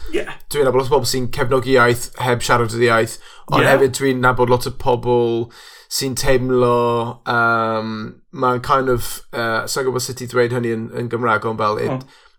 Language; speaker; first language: Welsh; non-native, local second language; English